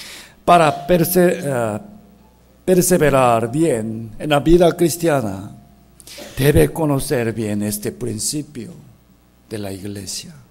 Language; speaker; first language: Spanish; non-native, fluent; Korean